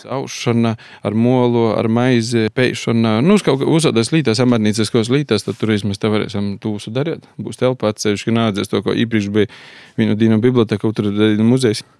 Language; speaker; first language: Latvian; native; Latvian